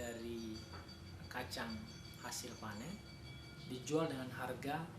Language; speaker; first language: Malay; native; Malay